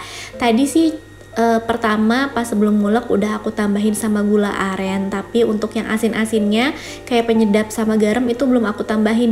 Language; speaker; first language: Indonesian; native; Indonesian